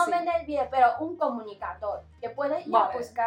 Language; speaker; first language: Spanish; non-native, learner; Chinese